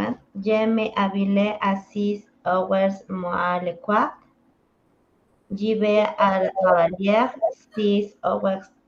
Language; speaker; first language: French; non-native, learner; Spanish